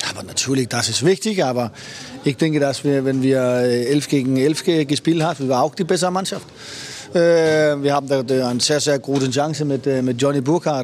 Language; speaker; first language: German; non-native, learner; Danish